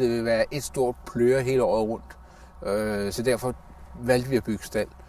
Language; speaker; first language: Danish; native; Danish